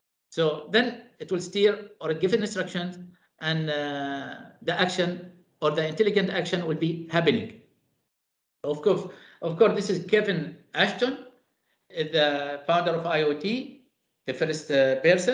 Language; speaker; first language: English; non-native, fluent; Arabic